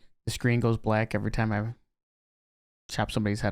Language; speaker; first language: English; native; English